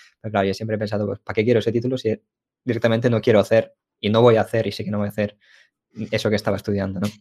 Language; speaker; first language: Spanish; early bilingual, other home language; Ukrainian